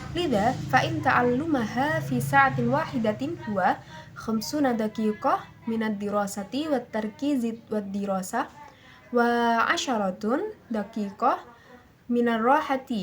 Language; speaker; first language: Arabic; non-native, learner; Indonesian